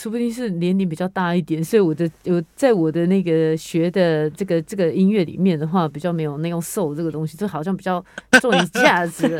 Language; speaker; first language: Chinese; non-native, learner; Japanese